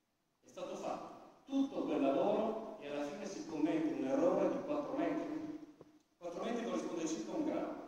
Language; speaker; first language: Italian; native; Italian